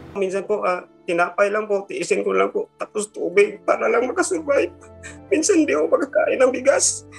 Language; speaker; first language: Filipino; non-native, local second language; Cebuano